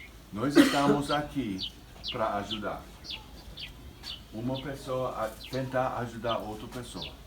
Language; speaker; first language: Portuguese; non-native, fluent; English